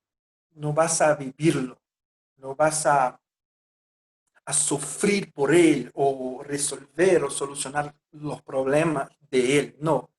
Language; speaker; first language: Spanish; non-native, fluent; Portuguese